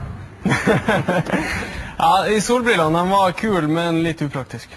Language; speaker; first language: Norwegian; native; Norwegian